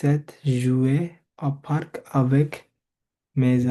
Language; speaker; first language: French; non-native, learner; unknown